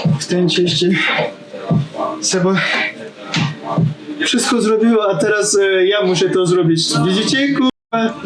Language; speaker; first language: Polish; non-native, learner; Russian